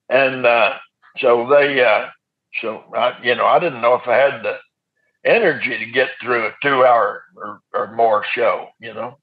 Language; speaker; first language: English; native; English